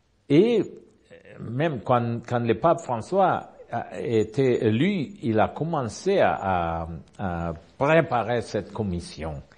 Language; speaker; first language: French; non-native, learner; Spanish